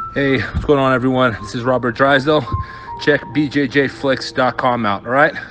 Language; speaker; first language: English; early bilingual, other home language; Portuguese